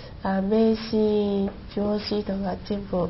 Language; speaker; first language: Japanese; non-native, learner; Chinese